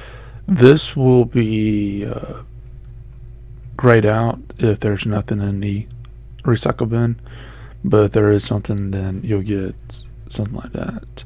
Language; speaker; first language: English; native; English